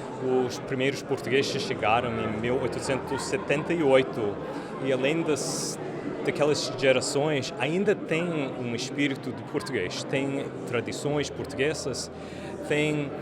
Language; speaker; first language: Portuguese; early bilingual, heritage; English